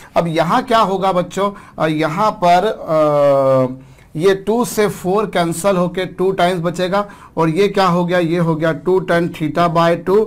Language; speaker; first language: Hindi; native; Hindi